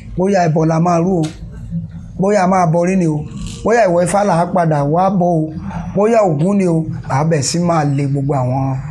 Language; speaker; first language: Yoruba; native; Yoruba